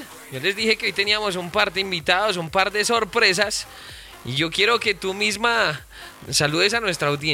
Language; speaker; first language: Spanish; native; Spanish